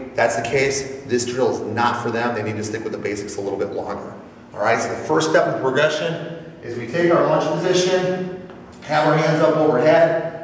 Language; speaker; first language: English; native; English